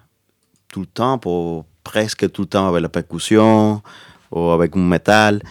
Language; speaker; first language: French; non-native, learner; Spanish